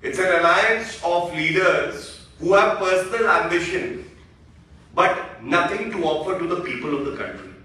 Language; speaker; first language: English; non-native, local second language; Hindi